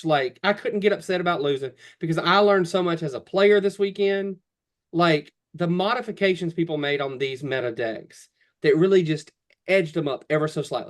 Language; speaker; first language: English; native; English